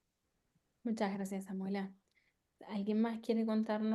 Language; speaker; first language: Spanish; native; Spanish